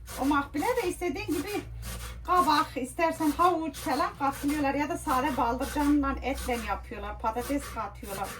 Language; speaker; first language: Turkish; native; Turkish